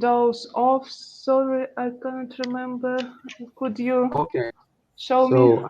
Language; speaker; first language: English; non-native, learner; Russian